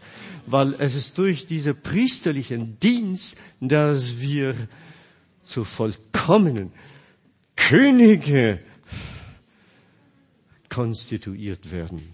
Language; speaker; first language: German; non-native, fluent; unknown